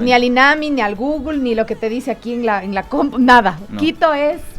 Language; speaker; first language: Spanish; native; Spanish